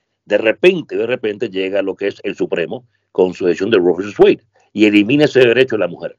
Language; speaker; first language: Spanish; native; Spanish